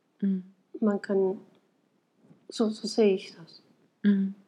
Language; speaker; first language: German; non-native, fluent; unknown